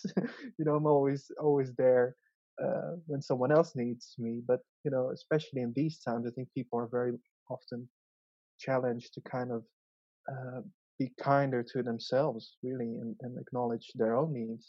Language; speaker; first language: English; non-native, local second language; Dutch